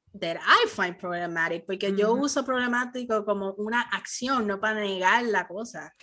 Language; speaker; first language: Spanish; early bilingual, heritage; Spanish